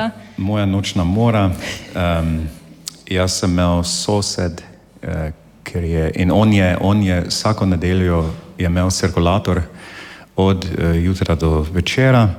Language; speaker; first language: Slovenian; non-native, fluent; English